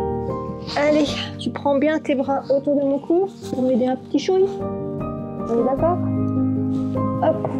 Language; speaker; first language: French; native; French